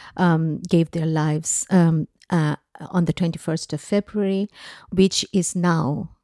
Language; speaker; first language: English; non-native, local second language; Bangla